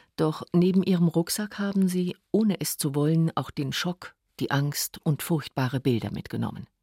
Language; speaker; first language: German; native; German